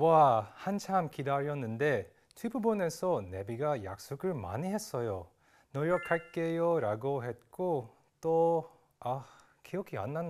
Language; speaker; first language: Korean; non-native, learner; English